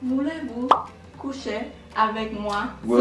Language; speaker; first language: French; non-native, learner; English